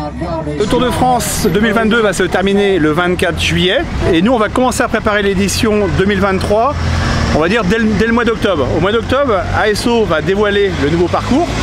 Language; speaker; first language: French; native; French